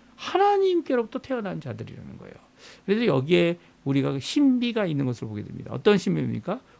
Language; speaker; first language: Korean; native; Korean